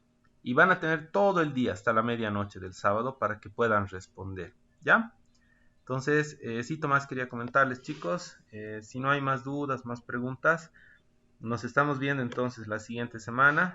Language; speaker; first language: Spanish; native; Spanish